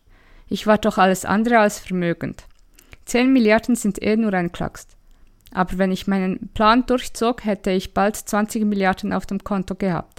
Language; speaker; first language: German; native; German